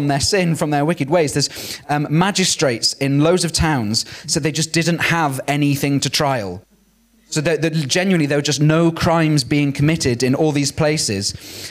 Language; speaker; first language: English; native; English